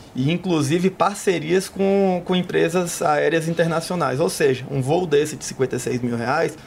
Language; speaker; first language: Portuguese; native; Portuguese